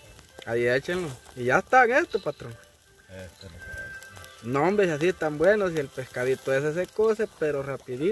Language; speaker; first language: Spanish; native; Spanish